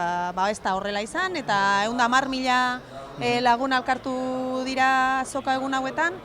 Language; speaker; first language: Basque; native; Basque